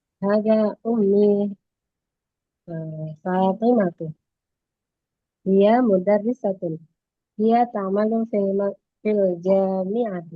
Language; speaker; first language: Arabic; non-native, learner; Indonesian